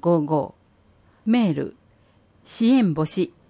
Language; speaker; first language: Japanese; native; Japanese